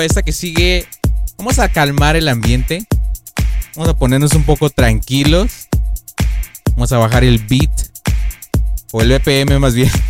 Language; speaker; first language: Spanish; native; Spanish